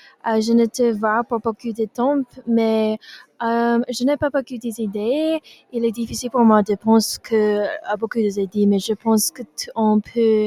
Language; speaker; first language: French; non-native, learner; English